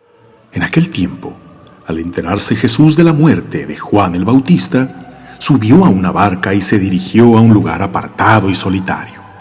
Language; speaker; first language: Spanish; native; Spanish